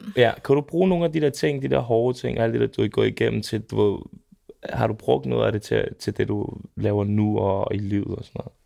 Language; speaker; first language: Danish; early bilingual, other home language; Serbian